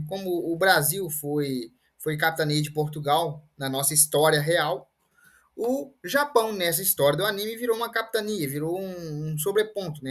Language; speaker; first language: Portuguese; native; Portuguese